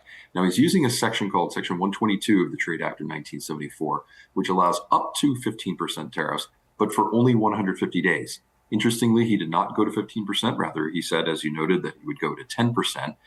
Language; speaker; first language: English; native; English